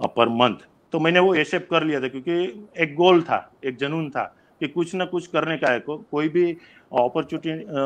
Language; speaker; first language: Hindi; non-native, local second language; Gujarati